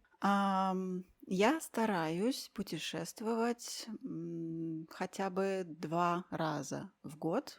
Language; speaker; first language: Russian; native; Russian